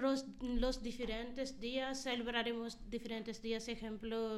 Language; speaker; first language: Spanish; non-native, learner; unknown